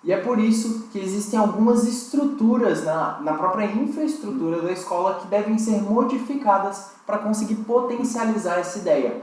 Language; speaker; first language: Portuguese; native; Portuguese